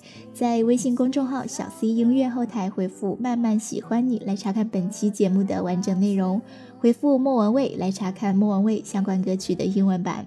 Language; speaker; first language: Chinese; native; Chinese